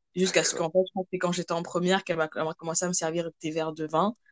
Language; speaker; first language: French; early bilingual, other home language; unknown